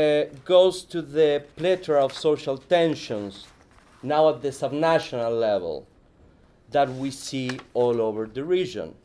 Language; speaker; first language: English; non-native, fluent; Spanish